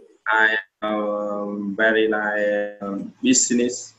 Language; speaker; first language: English; non-native, learner; Vietnamese